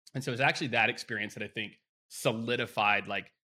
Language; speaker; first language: English; native; English